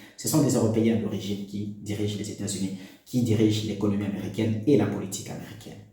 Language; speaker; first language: French; non-native, local second language; Lingala